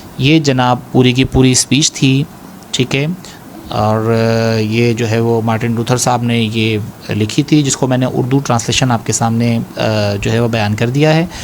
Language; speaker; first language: Urdu; native; Urdu